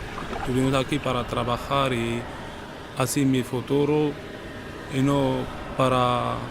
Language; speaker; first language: Spanish; non-native, learner; Arabic